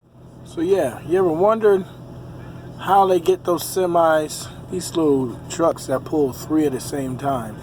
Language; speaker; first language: English; native; English